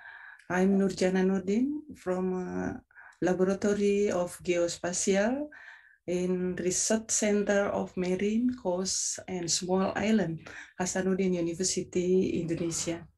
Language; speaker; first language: English; non-native, fluent; Indonesian